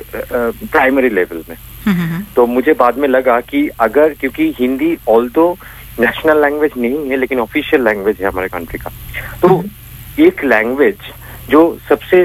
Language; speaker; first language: Hindi; non-native, local second language; Bangla